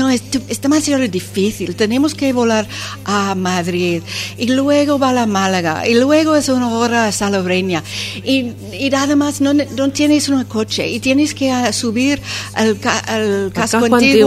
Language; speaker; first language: Spanish; non-native, fluent; English